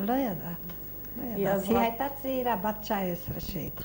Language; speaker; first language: Hebrew; non-native, fluent; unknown